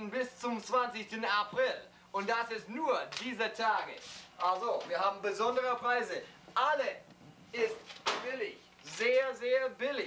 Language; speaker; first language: German; non-native, learner; English